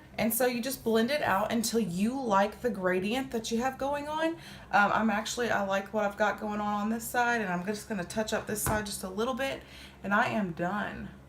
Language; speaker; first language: English; native; English